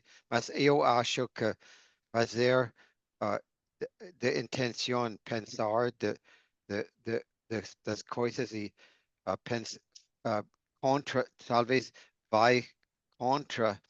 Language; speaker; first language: Portuguese; non-native, learner; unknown